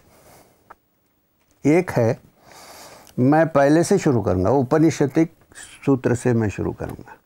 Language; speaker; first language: Hindi; non-native, local second language; Malayalam